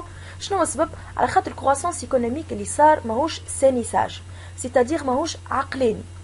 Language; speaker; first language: Arabic; native; Arabic